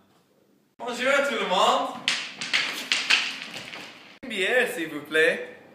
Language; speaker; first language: French; non-native, learner; English